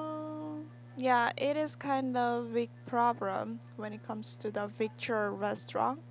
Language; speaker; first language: English; non-native, learner; Korean